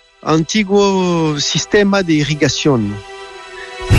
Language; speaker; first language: Spanish; non-native, learner; French